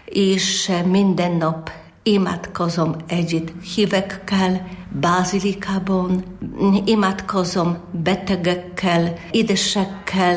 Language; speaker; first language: Hungarian; non-native, learner; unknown